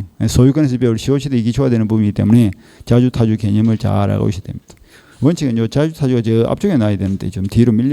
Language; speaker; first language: Korean; native; Korean